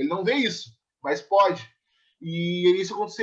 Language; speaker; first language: Portuguese; native; Portuguese